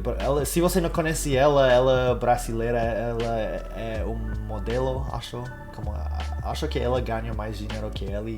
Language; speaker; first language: Portuguese; non-native, fluent; English